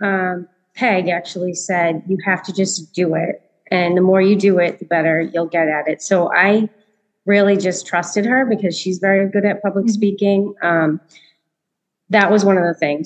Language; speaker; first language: English; native; English